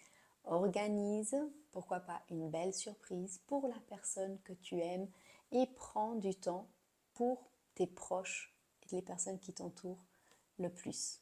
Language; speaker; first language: French; native; French